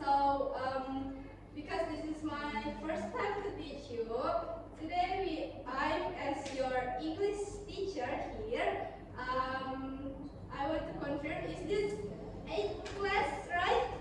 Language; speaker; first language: English; non-native, learner; Indonesian